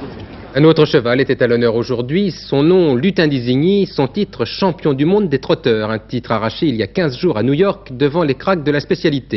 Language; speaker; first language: French; native; French